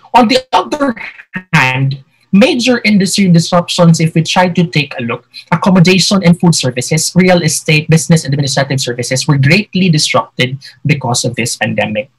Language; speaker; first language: English; non-native, local second language; Hiligaynon